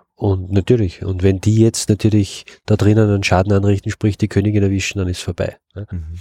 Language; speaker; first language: German; native; German